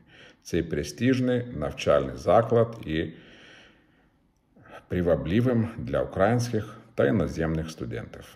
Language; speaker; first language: Ukrainian; non-native, fluent; Lithuanian